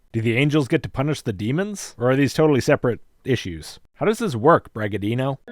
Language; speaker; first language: English; native; English